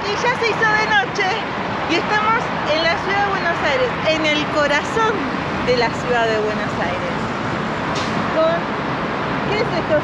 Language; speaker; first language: Spanish; native; Spanish